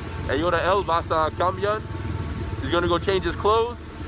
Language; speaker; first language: English; native; English